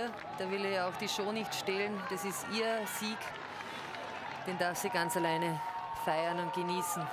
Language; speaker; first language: German; native; German